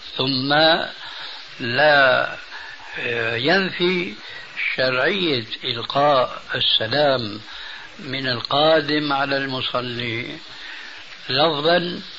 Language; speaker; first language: Arabic; early bilingual, other home language; Albanian